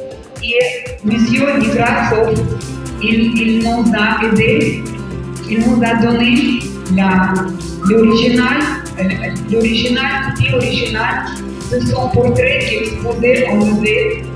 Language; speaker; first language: French; non-native, fluent; Russian